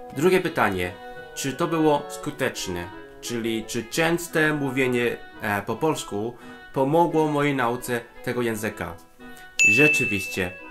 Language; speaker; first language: Polish; non-native, fluent; Cantonese